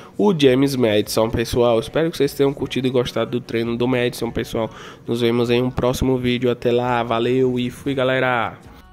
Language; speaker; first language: Portuguese; native; Portuguese